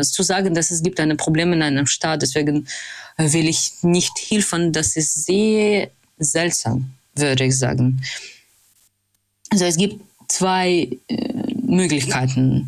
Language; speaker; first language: German; non-native, fluent; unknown